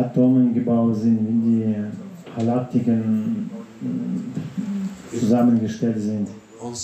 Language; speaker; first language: German; non-native, fluent; Russian